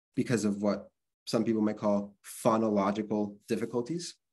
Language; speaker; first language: English; early bilingual, other home language; Spanish